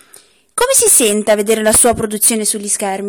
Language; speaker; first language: Italian; native; Italian